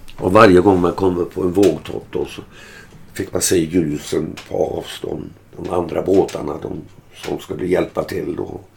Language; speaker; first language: Swedish; early bilingual, other home language; German